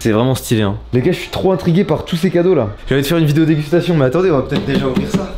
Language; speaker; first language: French; native; French